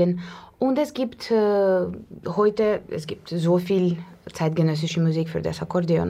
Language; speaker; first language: German; non-native, learner; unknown